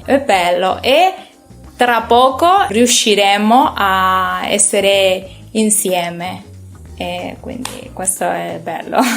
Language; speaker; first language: Italian; non-native, learner; Spanish